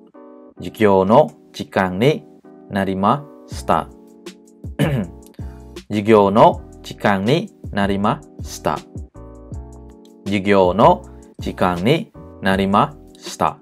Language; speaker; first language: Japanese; non-native, learner; Khmer